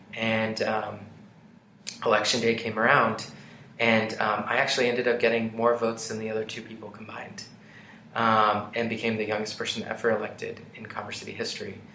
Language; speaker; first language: English; native; English